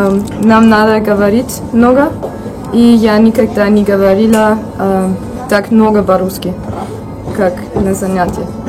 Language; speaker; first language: Russian; non-native, learner; German